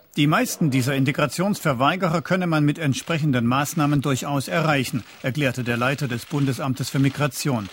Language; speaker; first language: German; native; German